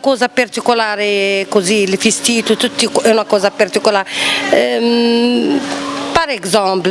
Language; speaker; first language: Italian; non-native, learner; Arabic